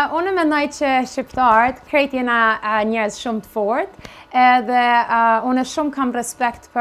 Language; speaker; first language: Albanian; early bilingual, heritage; Albanian